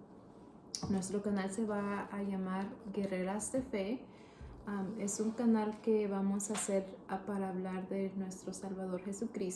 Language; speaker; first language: Spanish; early bilingual, heritage; Spanish